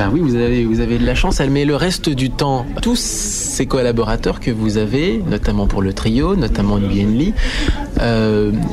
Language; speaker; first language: French; native; French